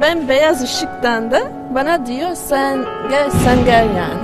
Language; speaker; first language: Turkish; non-native, fluent; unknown